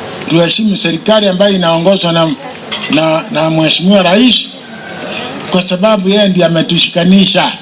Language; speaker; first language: Swahili; non-native, local second language; Meru